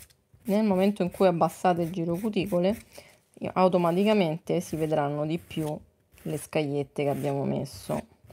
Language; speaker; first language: Italian; native; Italian